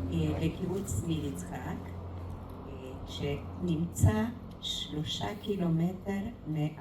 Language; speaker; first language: Hebrew; non-native, fluent; Spanish